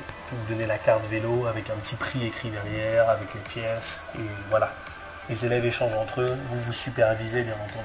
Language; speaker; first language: French; native; French